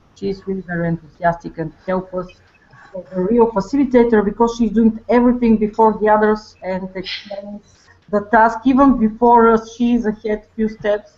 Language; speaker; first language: English; non-native, fluent; Bulgarian